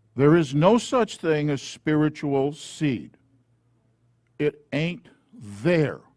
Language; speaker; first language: English; native; English